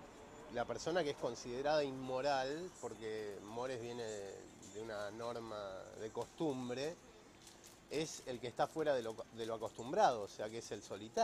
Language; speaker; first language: Spanish; native; Spanish